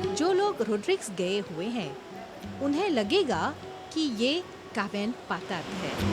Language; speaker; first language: Hindi; non-native, local second language; Morisyen